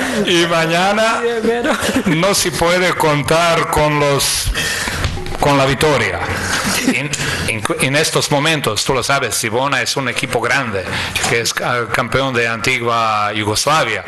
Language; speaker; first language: Spanish; non-native, fluent; Croatian